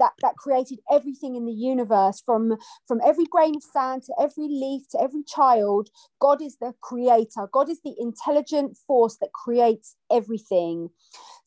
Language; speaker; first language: English; native; English